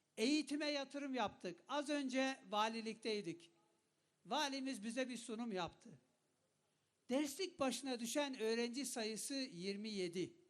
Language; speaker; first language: Turkish; non-native, local second language; Kurdish